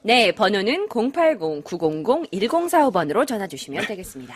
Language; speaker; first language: Korean; native; Korean